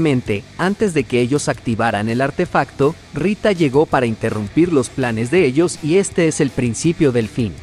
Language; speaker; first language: Spanish; native; Spanish